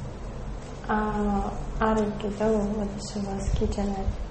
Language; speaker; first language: Japanese; non-native, learner; Russian